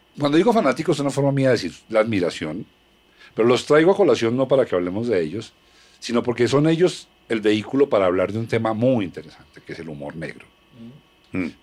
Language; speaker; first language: Spanish; native; Spanish